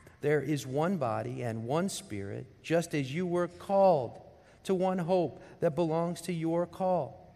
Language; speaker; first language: English; native; English